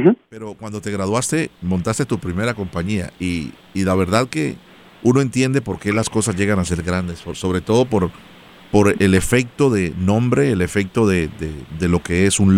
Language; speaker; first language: Spanish; native; Spanish